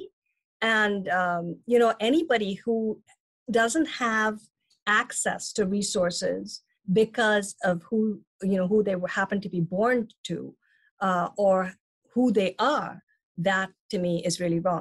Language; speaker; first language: English; non-native, local second language; Tamil